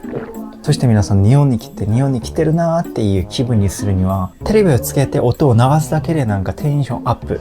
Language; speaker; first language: Japanese; non-native, fluent; Korean